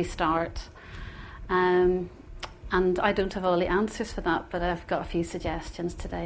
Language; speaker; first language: English; native; English